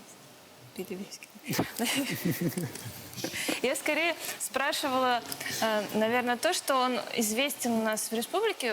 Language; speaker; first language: Russian; native; Russian